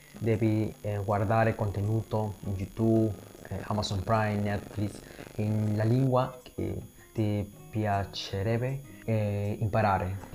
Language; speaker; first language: Italian; non-native, learner; Spanish